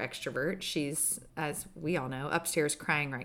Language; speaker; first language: English; native; English